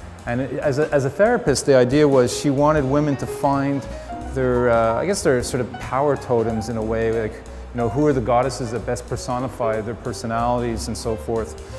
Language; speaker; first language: English; native; English